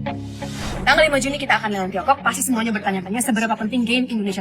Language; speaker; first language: Indonesian; native; Indonesian